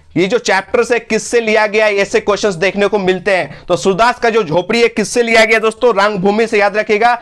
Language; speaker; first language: Hindi; non-native, local second language; Bangla